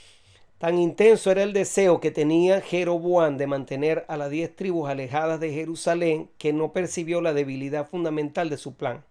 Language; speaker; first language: Spanish; native; Spanish